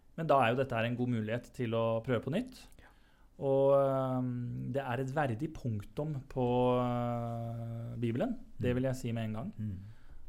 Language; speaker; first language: Norwegian; native; Norwegian